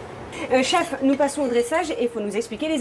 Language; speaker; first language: French; native; French